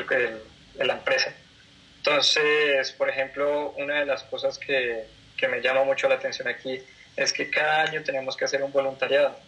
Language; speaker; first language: Spanish; native; Spanish